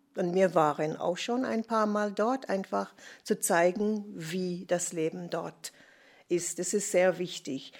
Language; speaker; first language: German; non-native, fluent; Jamaican Creole English